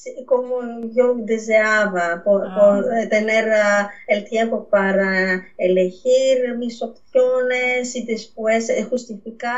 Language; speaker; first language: Spanish; non-native, fluent; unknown